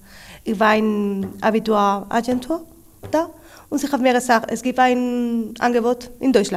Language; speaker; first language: German; non-native, learner; Spanish